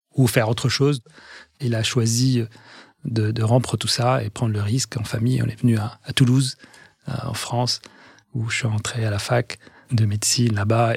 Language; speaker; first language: French; non-native, local second language; Arabic